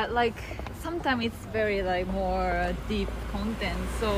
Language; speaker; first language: English; non-native, learner; Japanese